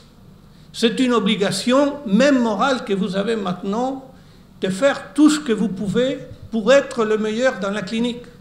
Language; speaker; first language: French; non-native, fluent; Spanish